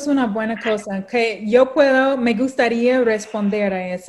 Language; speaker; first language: Spanish; non-native, learner; English